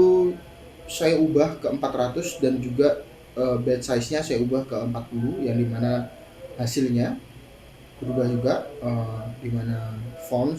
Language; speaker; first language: Indonesian; native; Indonesian